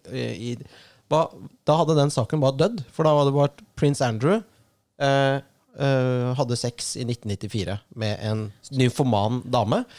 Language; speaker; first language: Norwegian; native; Norwegian